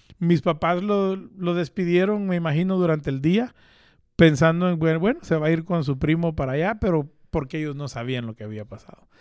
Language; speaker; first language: Spanish; early bilingual, heritage; Spanish